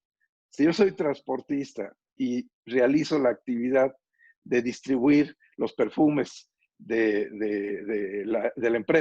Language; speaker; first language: Spanish; native; Spanish